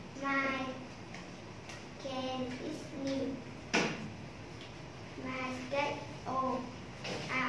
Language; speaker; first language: English; non-native, learner; Vietnamese